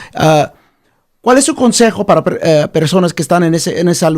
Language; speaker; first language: Spanish; early bilingual, heritage; Spanish